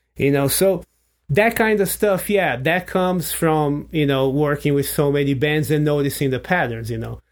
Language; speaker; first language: English; non-native, fluent; Portuguese